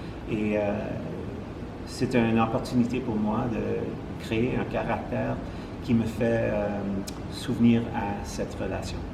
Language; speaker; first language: French; non-native, local second language; English